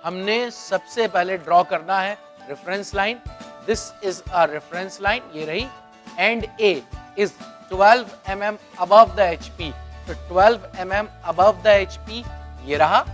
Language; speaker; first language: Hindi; native; Hindi